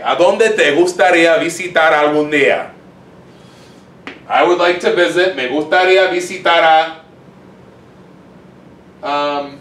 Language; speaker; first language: Spanish; non-native, fluent; English